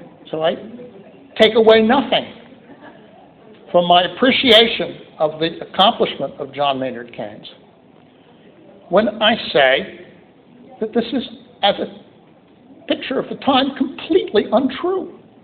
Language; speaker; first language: English; native; English